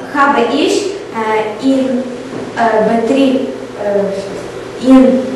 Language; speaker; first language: German; non-native, learner; Ukrainian